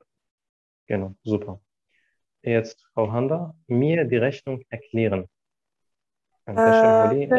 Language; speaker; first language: German; non-native, fluent; Arabic